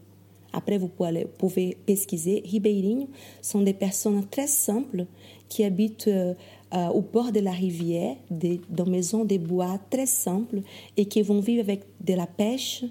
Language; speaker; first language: French; non-native, fluent; Portuguese